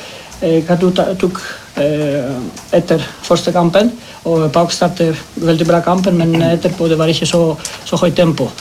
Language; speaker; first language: Norwegian; non-native, learner; Greek